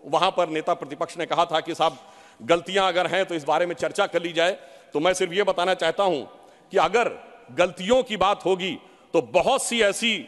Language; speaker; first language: Hindi; native; Hindi